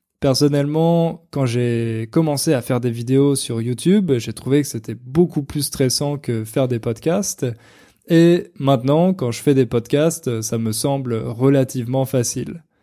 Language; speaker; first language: French; native; French